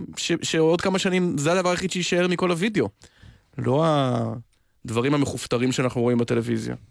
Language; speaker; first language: Hebrew; native; Hebrew